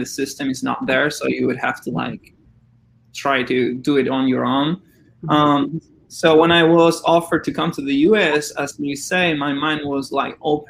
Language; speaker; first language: English; non-native, fluent; Spanish